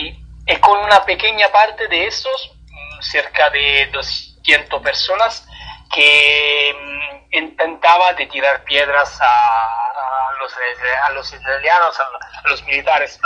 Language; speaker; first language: Spanish; non-native, fluent; Italian